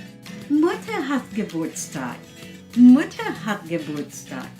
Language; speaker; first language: German; non-native, fluent; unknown